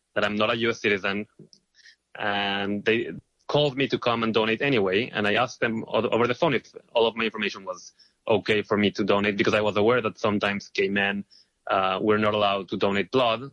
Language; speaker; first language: English; non-native, fluent; Hebrew